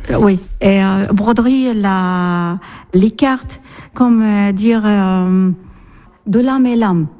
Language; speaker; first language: French; non-native, learner; Arabic